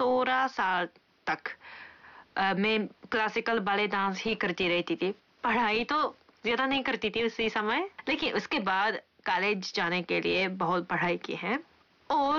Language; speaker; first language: Hindi; non-native, fluent; Japanese